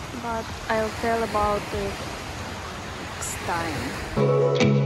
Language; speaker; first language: English; non-native, learner; Russian